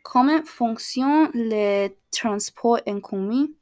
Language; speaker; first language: French; non-native, learner; English